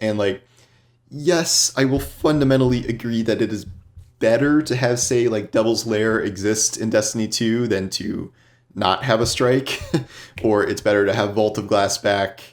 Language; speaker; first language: English; native; English